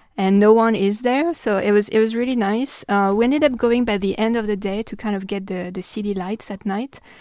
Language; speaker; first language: English; non-native, fluent; French